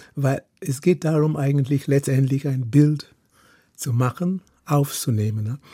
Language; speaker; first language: German; non-native, fluent; Yoruba